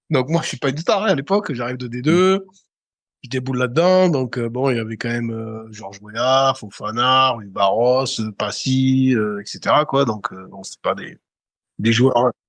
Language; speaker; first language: French; native; French